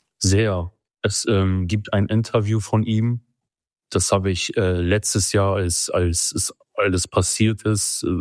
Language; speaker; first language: German; early bilingual, other home language; Kurdish